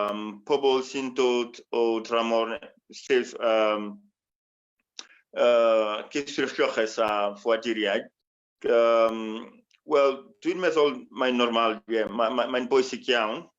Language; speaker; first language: Welsh; non-native, fluent; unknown